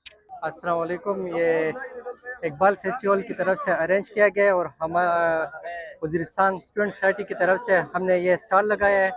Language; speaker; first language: Hindi; non-native, local second language; Pashto